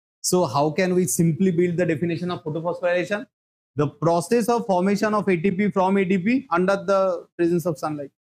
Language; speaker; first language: English; non-native, local second language; Bangla